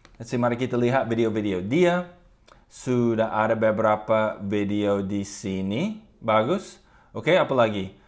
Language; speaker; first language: Indonesian; non-native, fluent; English